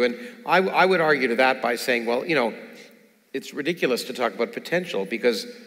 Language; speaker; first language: English; native; English